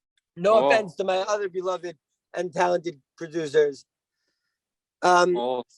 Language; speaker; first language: English; native; English